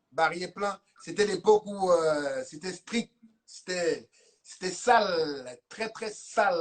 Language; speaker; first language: French; native; French